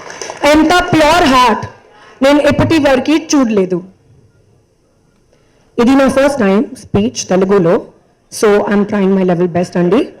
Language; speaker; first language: Telugu; non-native, learner; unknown